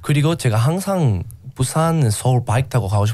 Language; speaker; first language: Korean; non-native, learner; English